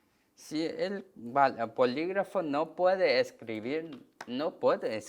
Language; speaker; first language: Spanish; non-native, learner; Korean